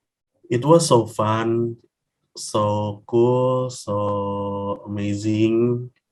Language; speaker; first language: English; non-native, learner; Indonesian